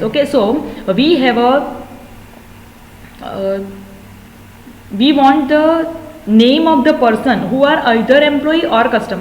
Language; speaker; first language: English; non-native, local second language; Gujarati